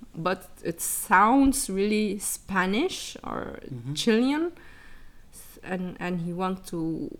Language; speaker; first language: English; early bilingual, heritage; English